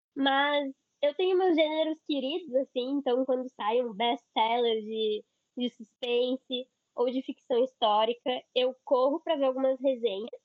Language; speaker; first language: Portuguese; native; Portuguese